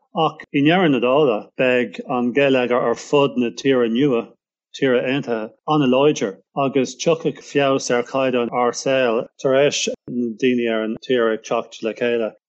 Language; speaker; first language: Irish; non-native, local second language; English